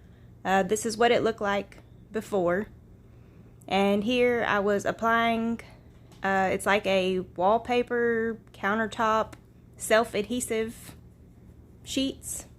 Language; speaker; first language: English; native; English